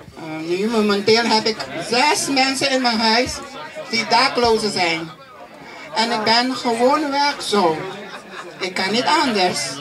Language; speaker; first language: Dutch; non-native, local second language; Papiamento